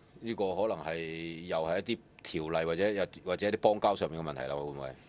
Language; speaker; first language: Cantonese; native; Cantonese